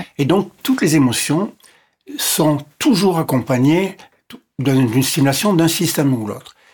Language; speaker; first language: French; non-native, local second language; English